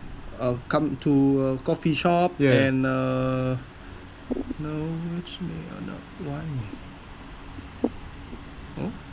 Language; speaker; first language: English; non-native, learner; Vietnamese